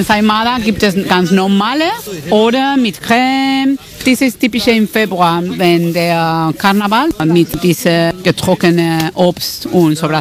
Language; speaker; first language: German; non-native, fluent; Catalan